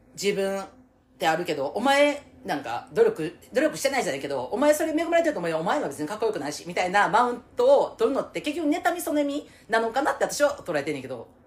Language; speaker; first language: Japanese; native; Japanese